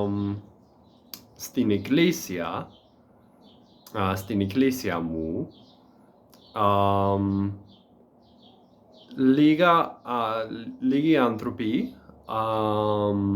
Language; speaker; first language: Greek; non-native, learner; English